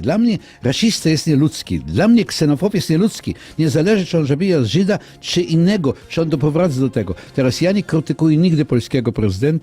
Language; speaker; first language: Polish; non-native, fluent; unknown